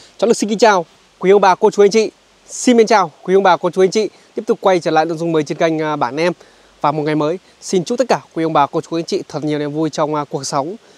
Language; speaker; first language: Vietnamese; native; Vietnamese